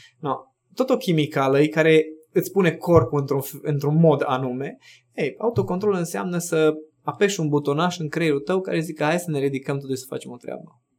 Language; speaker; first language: Romanian; non-native, local second language; Hungarian